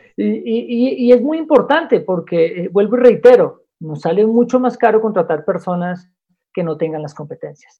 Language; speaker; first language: Spanish; native; Spanish